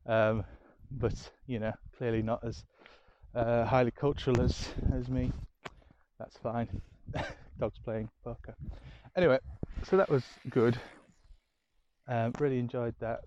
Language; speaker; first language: English; native; English